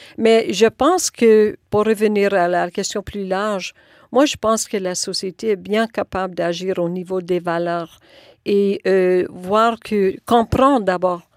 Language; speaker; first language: French; non-native, local second language; English